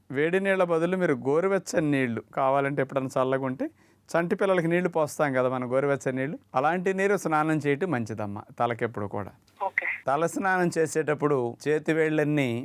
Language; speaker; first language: Telugu; native; Telugu